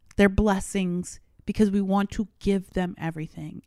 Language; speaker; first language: English; native; English